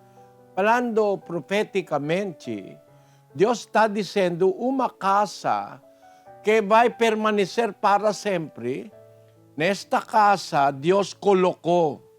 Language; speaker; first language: Portuguese; non-native, fluent; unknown